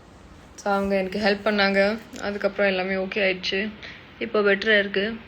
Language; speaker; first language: Tamil; non-native, fluent; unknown